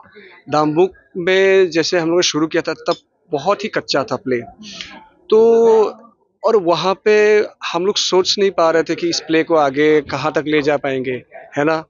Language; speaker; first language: Hindi; non-native, local second language; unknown